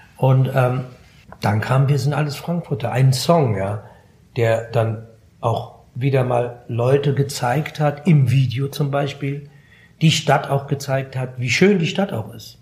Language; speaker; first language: German; early bilingual, other home language; Arabic